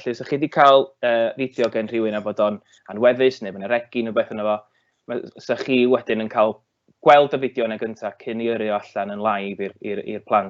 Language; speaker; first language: Welsh; native; Welsh